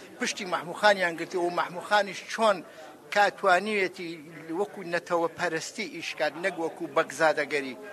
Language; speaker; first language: Central Kurdish; non-native, local second language; Gurani